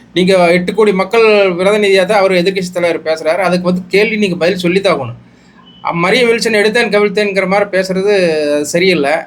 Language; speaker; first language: Tamil; native; Tamil